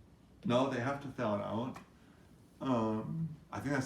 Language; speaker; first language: English; native; English